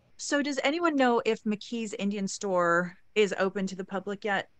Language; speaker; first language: English; native; English